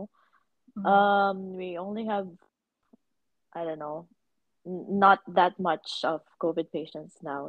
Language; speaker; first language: English; non-native, local second language; Cebuano